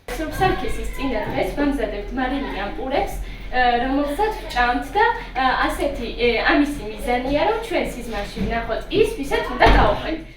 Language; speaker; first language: Georgian; non-native, local second language; Armenian